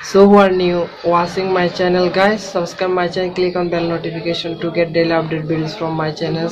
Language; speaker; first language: English; non-native, local second language; Bangla